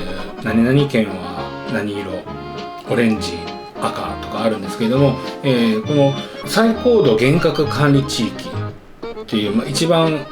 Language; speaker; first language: Japanese; native; Japanese